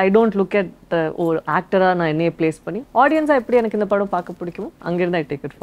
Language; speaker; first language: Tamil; non-native, local second language; Badaga